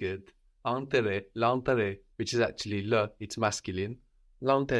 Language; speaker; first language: French; non-native, fluent; English